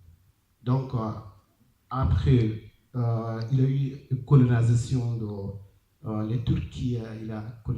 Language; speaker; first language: French; non-native, learner; Arabic